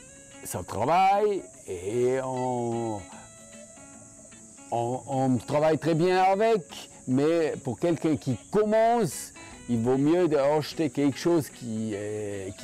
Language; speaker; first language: French; non-native, fluent; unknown